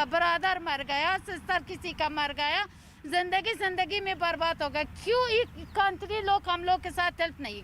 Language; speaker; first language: Hindi; non-native, learner; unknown